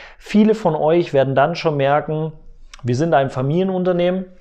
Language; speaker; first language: German; native; German